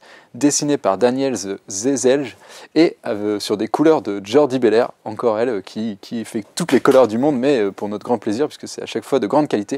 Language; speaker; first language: French; native; French